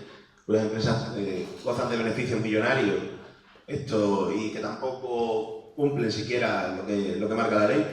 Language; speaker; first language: Spanish; native; Spanish